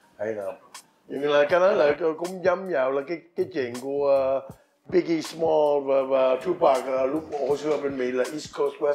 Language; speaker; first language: Vietnamese; early bilingual, heritage; English